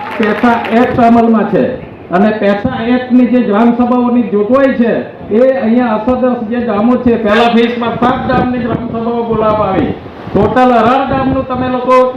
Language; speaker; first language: Gujarati; non-native, local second language; Vasavi